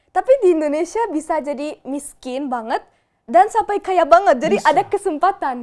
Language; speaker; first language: Indonesian; non-native, fluent; German